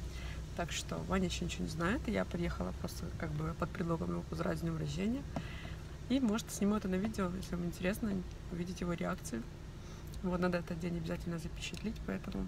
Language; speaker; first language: Russian; native; Russian